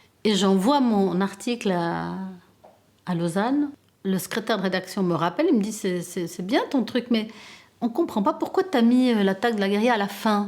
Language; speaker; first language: French; early bilingual, other home language; Italian